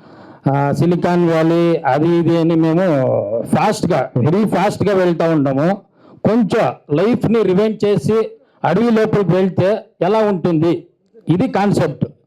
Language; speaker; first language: Telugu; non-native, local second language; Kannada